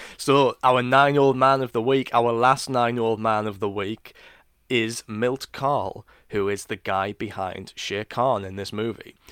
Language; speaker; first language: English; native; English